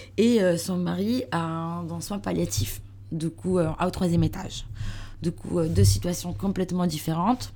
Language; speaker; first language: French; non-native, learner; Italian